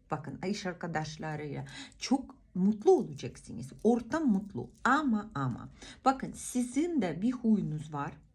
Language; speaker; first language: Turkish; non-native, fluent; Russian